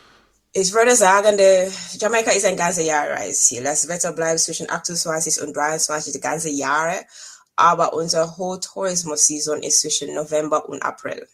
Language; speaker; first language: German; non-native, fluent; English